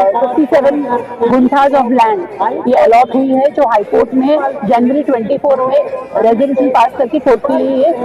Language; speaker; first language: Hindi; non-native, local second language; Marathi